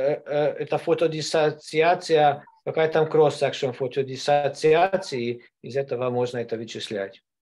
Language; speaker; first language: Russian; non-native, learner; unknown